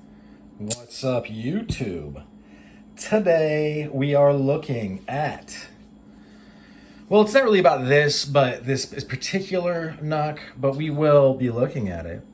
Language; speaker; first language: English; native; English